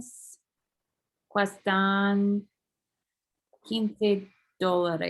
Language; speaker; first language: Spanish; non-native, learner; English